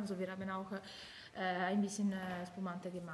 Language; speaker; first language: German; non-native, learner; Italian